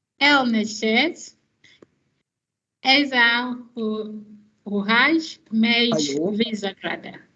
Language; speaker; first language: Hungarian; non-native, learner; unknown